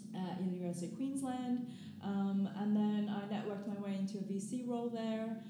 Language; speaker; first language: English; native; English